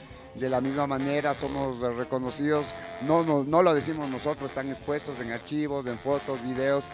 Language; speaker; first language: Spanish; native; Spanish